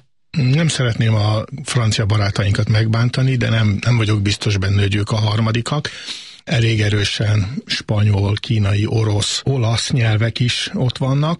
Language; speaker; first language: Hungarian; native; Hungarian